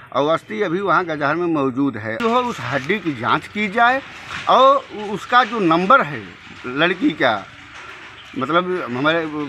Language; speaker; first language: Hindi; native; Hindi